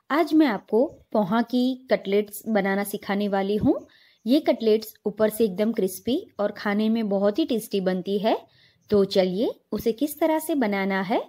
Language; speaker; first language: Hindi; non-native, local second language; Gujarati